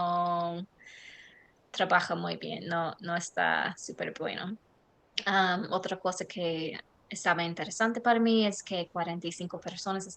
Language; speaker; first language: Spanish; non-native, learner; English